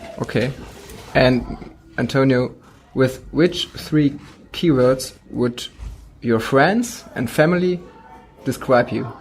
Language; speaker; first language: English; non-native, fluent; German